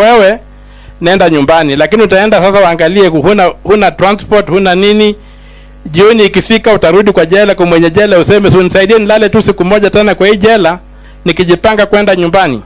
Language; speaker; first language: Swahili; non-native, local second language; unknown